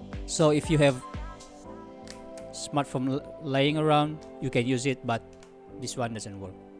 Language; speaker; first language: English; non-native, local second language; Malay